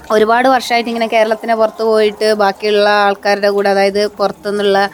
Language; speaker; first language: Malayalam; native; Malayalam